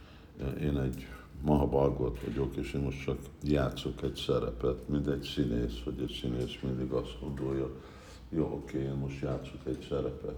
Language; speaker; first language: Hungarian; early bilingual, heritage; Hungarian